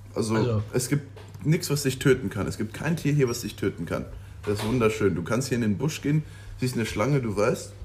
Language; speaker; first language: German; non-native, local second language; Luxembourgish